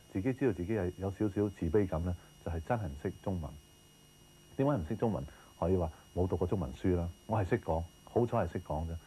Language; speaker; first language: Cantonese; early bilingual, heritage; Cantonese